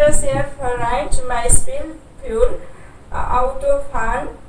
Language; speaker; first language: German; non-native, learner; Hindi